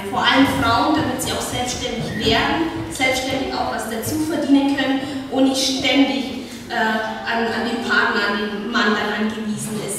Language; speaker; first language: German; non-native, fluent; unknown